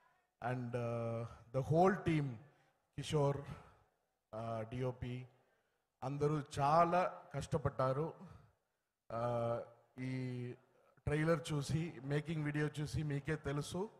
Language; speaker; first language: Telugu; non-native, learner; Tamil